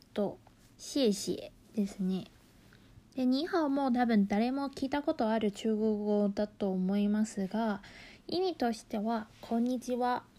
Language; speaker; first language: Japanese; non-native, fluent; Chinese